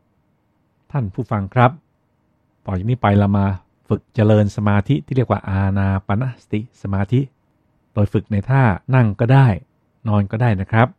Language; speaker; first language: Thai; native; Thai